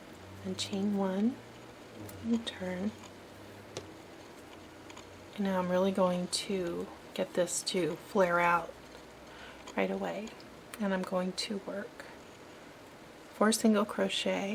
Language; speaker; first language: English; native; English